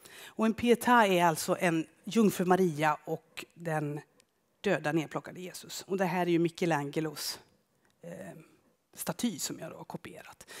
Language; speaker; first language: Swedish; native; Swedish